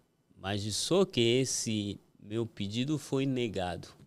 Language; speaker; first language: Portuguese; non-native, fluent; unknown